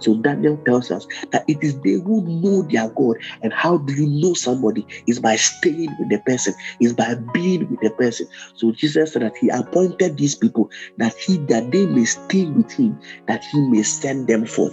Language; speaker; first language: English; non-native, local second language; Akan